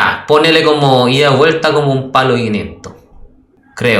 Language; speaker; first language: Spanish; non-native, fluent; Indonesian